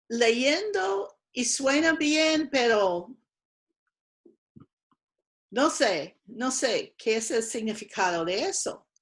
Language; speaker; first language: Spanish; non-native, fluent; English